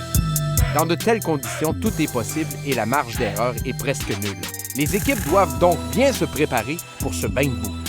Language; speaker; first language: French; native; French